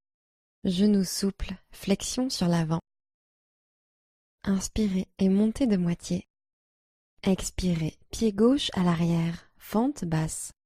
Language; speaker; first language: French; native; French